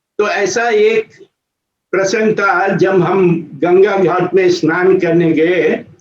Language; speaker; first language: Hindi; non-native, local second language; Gujarati